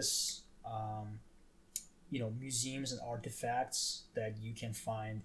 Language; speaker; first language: English; non-native, fluent; Tajik